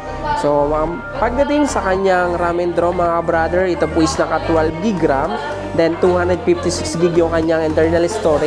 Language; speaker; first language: Filipino; native; Filipino